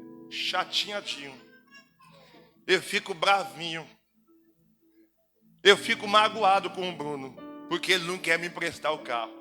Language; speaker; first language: Portuguese; native; Portuguese